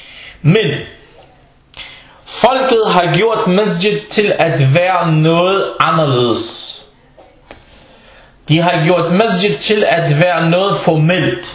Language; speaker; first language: Danish; early bilingual, other home language; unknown